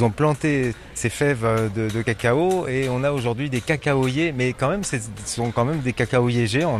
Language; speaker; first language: French; native; French